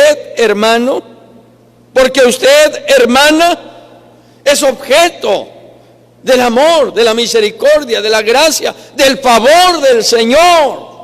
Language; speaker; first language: Spanish; native; Spanish